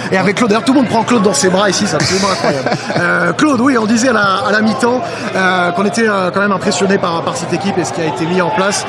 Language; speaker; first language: French; native; French